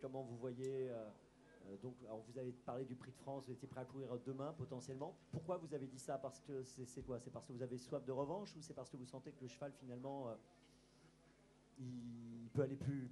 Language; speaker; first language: French; native; French